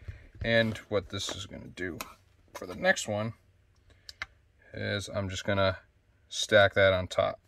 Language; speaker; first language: English; native; English